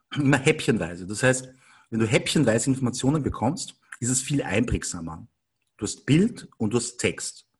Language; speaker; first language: German; native; German